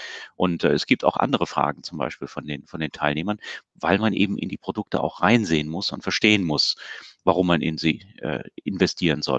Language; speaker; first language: German; native; German